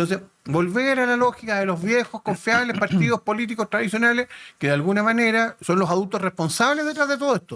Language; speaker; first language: Spanish; native; Spanish